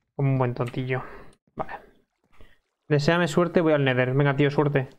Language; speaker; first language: Spanish; native; Spanish